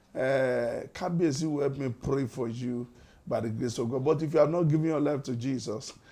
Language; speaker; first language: English; non-native, local second language; Yoruba